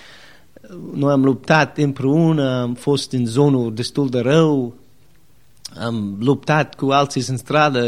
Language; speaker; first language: Romanian; non-native, learner; English